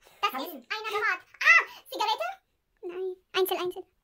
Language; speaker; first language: German; non-native, learner; Filipino